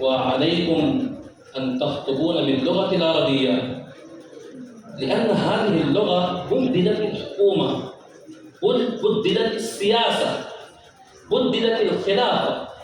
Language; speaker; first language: Arabic; non-native, fluent; Urdu